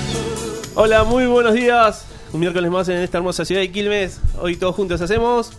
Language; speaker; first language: Spanish; native; Spanish